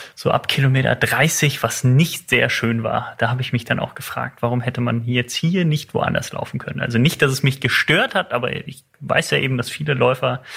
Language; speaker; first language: German; native; German